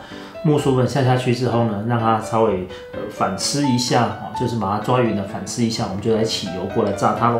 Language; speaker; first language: Chinese; native; Chinese